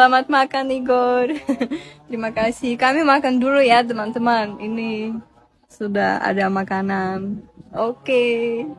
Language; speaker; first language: Indonesian; non-native, fluent; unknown